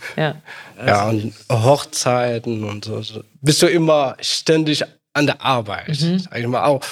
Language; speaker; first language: German; non-native, fluent; Arabic